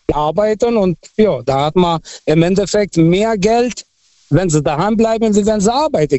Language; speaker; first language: German; early bilingual, other home language; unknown